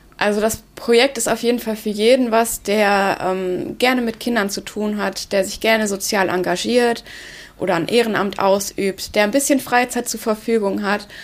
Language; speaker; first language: German; early bilingual, other home language; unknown